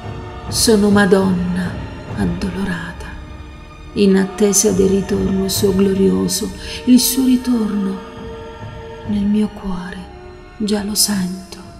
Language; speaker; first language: Italian; native; Italian